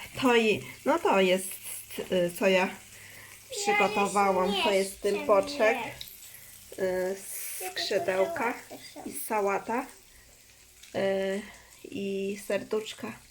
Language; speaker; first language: Polish; non-native, learner; Chinese